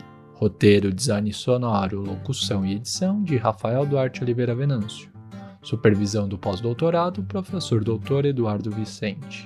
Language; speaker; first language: Portuguese; native; Portuguese